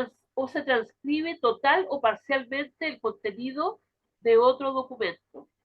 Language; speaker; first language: Spanish; native; Spanish